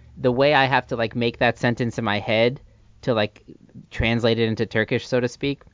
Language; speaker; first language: English; native; English